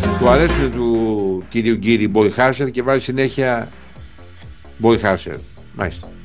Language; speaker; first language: Greek; native; Greek